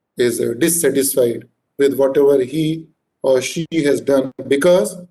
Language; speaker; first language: English; non-native, local second language; Hindi